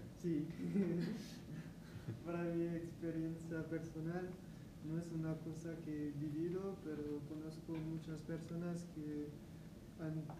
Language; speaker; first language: Spanish; non-native, learner; French